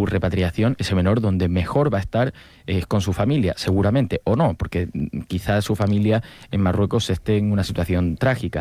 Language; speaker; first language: Spanish; native; Spanish